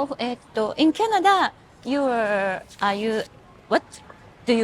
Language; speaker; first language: English; non-native, learner; Japanese